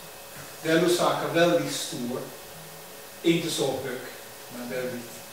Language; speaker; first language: Swedish; non-native, learner; Dutch